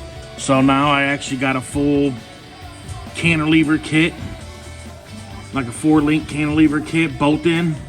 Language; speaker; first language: English; native; English